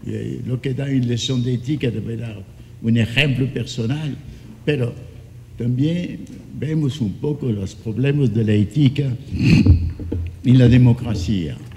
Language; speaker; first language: Spanish; non-native, fluent; French